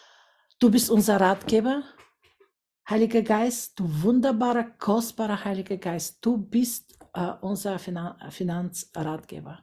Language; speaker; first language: German; non-native, fluent; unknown